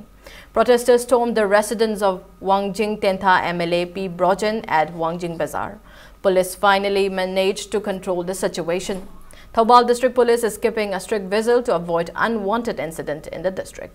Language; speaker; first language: English; non-native, local second language; Manipuri